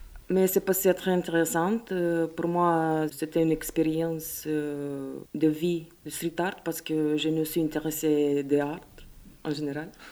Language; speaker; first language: French; non-native, learner; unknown